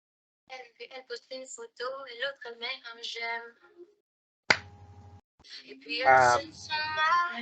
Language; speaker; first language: French; non-native, learner; Spanish